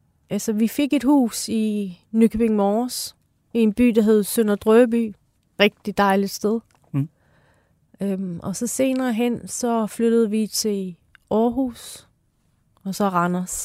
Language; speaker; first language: Danish; early bilingual, other home language; Persian